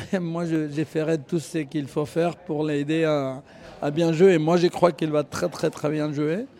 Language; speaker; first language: French; non-native, fluent; Spanish